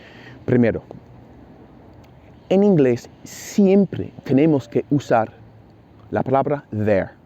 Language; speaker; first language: Spanish; non-native, fluent; English